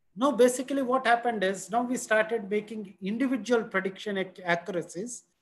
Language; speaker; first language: English; non-native, local second language; Telugu